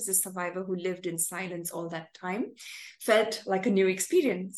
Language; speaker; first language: English; non-native, local second language; Tamil